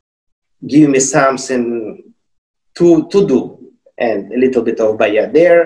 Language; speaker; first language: English; non-native, fluent; Russian